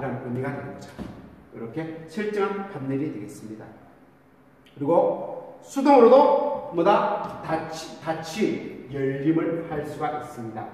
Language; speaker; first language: Korean; native; Korean